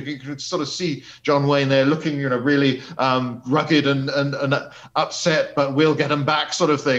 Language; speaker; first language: English; native; English